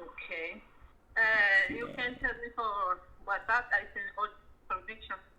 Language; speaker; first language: English; non-native, learner; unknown